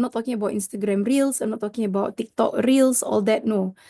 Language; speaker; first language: English; non-native, local second language; Malay